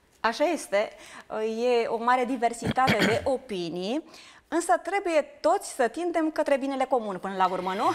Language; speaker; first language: Romanian; native; Romanian